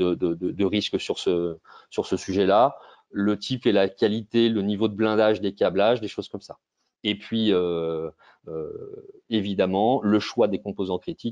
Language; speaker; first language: French; native; French